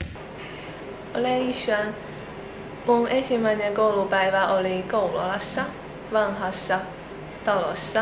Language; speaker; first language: Finnish; early bilingual, other home language; Chinese